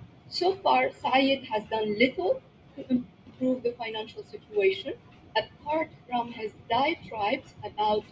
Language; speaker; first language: English; non-native, local second language; Arabic